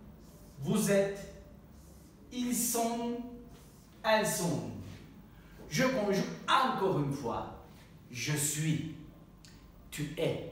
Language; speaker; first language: French; non-native, fluent; Turkish